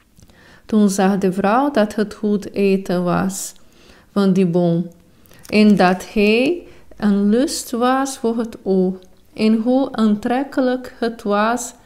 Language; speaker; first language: Dutch; non-native, fluent; Portuguese